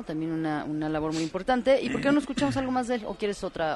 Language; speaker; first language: Spanish; native; Spanish